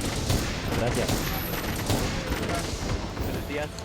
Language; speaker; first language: Spanish; non-native, learner; English